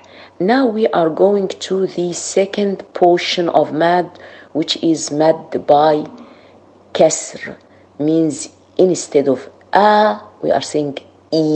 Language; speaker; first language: English; non-native, fluent; Arabic